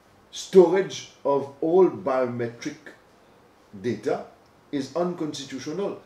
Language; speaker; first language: English; non-native, local second language; Morisyen